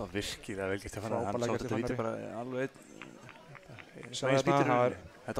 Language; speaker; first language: Icelandic; native; Icelandic